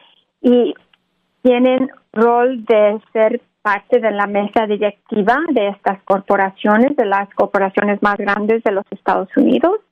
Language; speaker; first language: Spanish; early bilingual, other home language; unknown